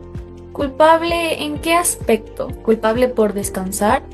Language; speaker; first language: Spanish; native; Spanish